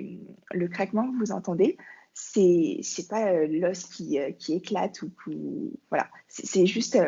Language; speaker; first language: French; native; French